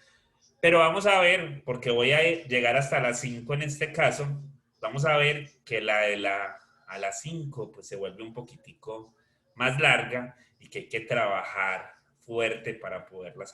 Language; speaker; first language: Spanish; native; Spanish